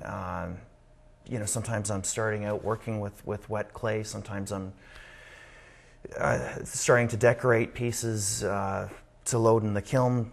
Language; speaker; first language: English; native; English